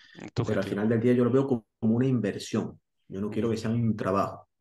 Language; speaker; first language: Spanish; native; Spanish